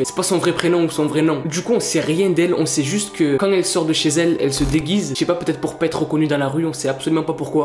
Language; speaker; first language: French; native; French